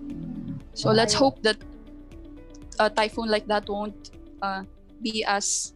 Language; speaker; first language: English; non-native, local second language; Filipino